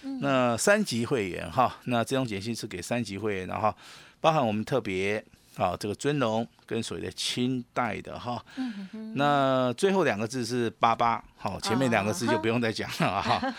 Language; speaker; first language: Chinese; native; Chinese